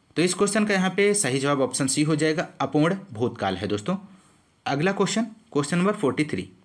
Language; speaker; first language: Hindi; native; Hindi